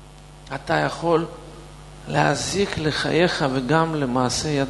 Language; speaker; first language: Hebrew; non-native, fluent; Russian